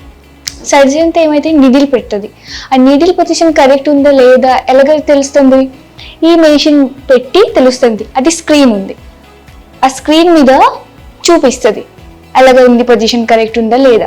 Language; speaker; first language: Telugu; non-native, learner; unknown